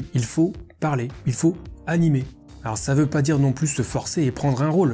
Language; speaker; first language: French; native; French